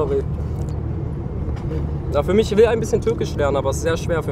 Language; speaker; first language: German; non-native, learner; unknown